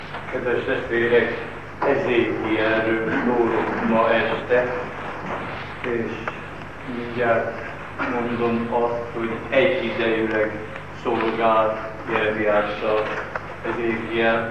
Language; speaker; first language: Hungarian; native; Hungarian